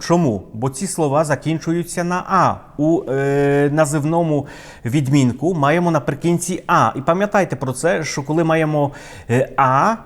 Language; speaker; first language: Ukrainian; non-native, fluent; Polish